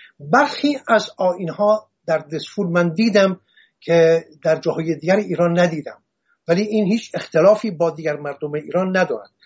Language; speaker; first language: Persian; non-native, local second language; Assyrian Neo-Aramaic